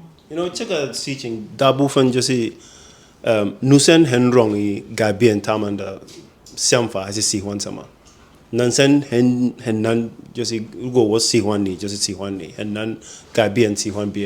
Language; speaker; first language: Chinese; non-native, fluent; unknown